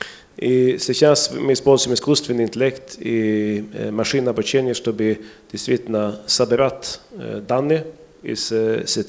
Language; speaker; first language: Russian; non-native, fluent; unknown